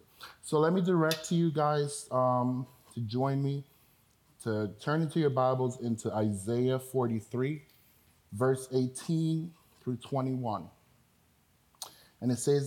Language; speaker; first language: English; non-native, local second language; Spanish